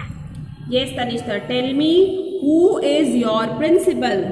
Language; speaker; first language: English; non-native, local second language; Hindi